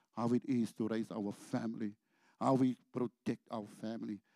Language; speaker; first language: English; non-native, local second language; Afrikaans